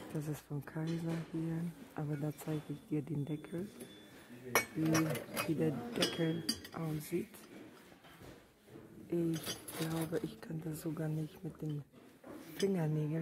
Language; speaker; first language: German; non-native, fluent; Russian